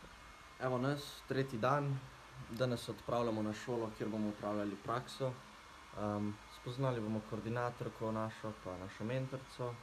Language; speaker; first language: Slovenian; native; Slovenian